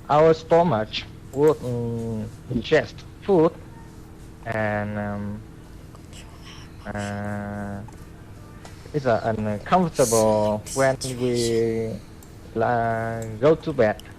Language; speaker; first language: English; non-native, learner; Vietnamese